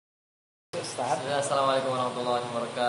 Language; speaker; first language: Indonesian; native; Indonesian